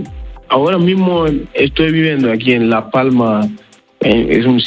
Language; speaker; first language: Spanish; non-native, learner; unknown